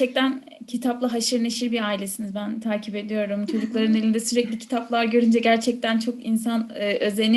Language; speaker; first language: Turkish; native; Turkish